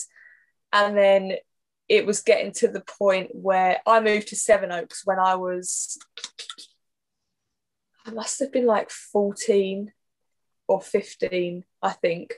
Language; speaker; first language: English; native; English